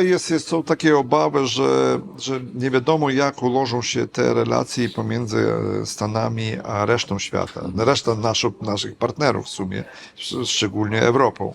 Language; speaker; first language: Polish; non-native, fluent; Ukrainian